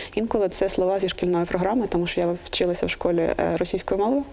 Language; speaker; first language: Ukrainian; non-native, local second language; Russian